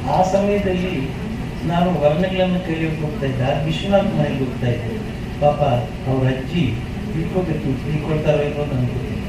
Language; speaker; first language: Kannada; non-native, local second language; Telugu